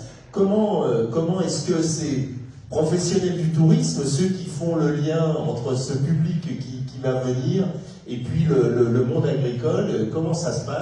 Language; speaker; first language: French; native; French